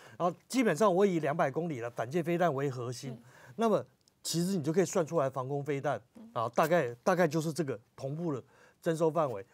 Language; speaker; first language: Chinese; native; Chinese